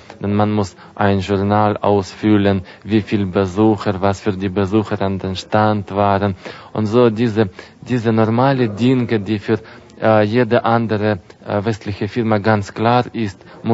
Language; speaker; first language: German; non-native, learner; Russian